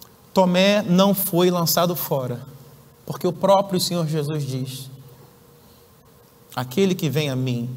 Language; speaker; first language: Portuguese; native; Portuguese